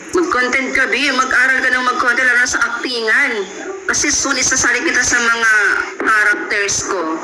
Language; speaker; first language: Filipino; non-native, local second language; Cebuano